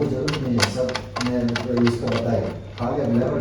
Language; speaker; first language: Hindi; non-native, local second language; Tamil